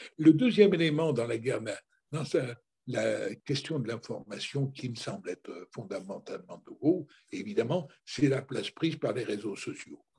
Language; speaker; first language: French; native; French